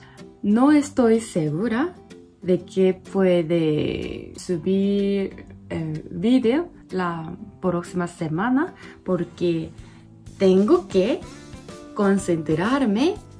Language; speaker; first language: Spanish; non-native, learner; Korean